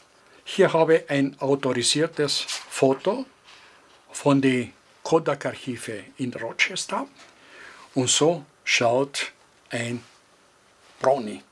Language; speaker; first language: German; non-native, fluent; Greek